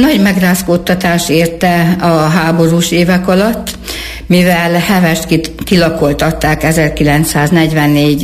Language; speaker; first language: Hungarian; native; Hungarian